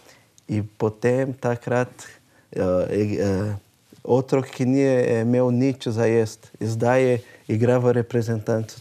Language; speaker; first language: Slovenian; non-native, learner; Portuguese